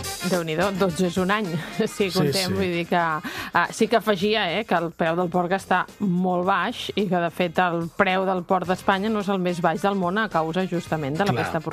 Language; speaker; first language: Catalan; native; Catalan